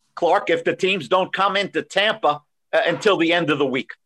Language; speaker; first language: English; native; English